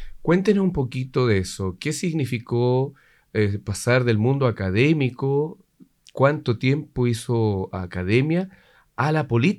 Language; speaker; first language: Spanish; native; Spanish